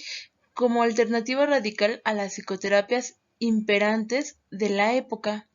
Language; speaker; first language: Spanish; native; Spanish